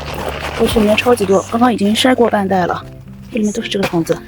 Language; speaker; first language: Chinese; native; Chinese